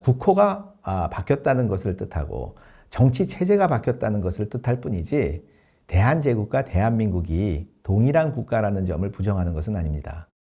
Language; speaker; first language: Korean; native; Korean